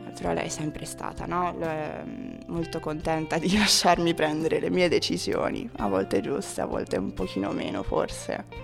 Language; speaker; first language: Italian; non-native, fluent; English